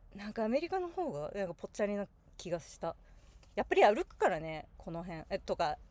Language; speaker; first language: Japanese; non-native, fluent; English